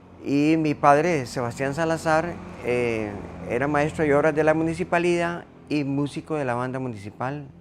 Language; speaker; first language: Spanish; native; Spanish